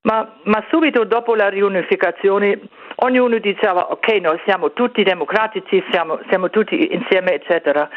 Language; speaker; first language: Italian; non-native, fluent; German